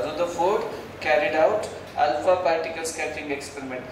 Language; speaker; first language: Hindi; non-native, local second language; Marathi